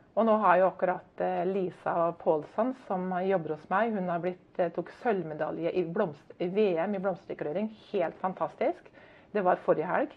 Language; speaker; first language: Norwegian; native; Norwegian